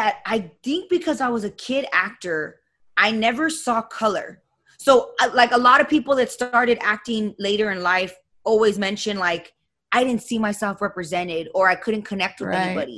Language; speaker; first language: English; native; English